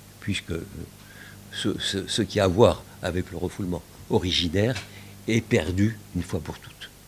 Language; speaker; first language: French; early bilingual, other home language; Yiddish